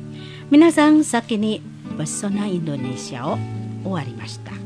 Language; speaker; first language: Japanese; non-native, learner; Indonesian